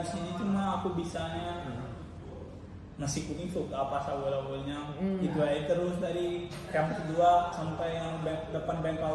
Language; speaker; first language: Indonesian; non-native, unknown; Malayalam